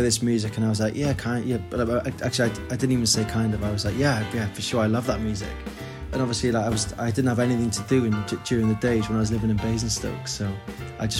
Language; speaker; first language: English; native; English